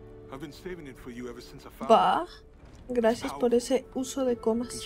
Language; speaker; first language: Spanish; native; Spanish